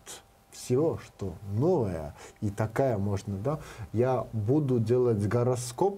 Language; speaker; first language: Russian; non-native, learner; Georgian